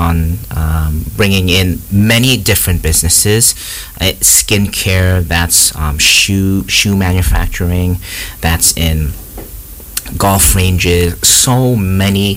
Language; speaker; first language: English; non-native, local second language; Korean